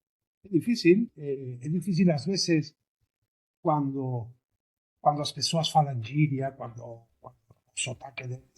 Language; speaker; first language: Portuguese; non-native, learner; Spanish